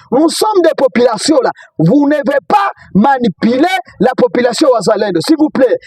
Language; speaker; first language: French; non-native, local second language; Swahili